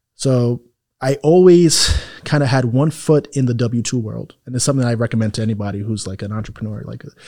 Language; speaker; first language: English; native; English